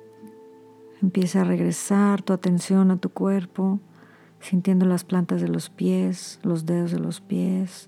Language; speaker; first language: Spanish; native; Spanish